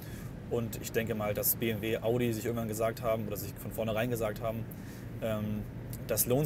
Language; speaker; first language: German; native; German